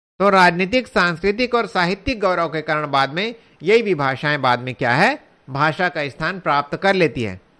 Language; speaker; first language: Hindi; native; Hindi